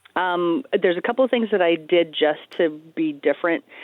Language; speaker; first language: English; native; English